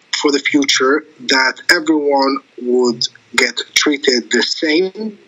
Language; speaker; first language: English; non-native, fluent; Arabic